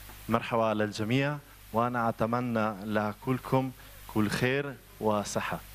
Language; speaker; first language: Arabic; non-native, fluent; Spanish